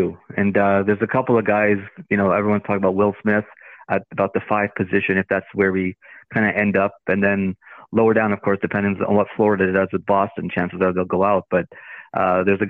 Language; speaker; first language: English; native; English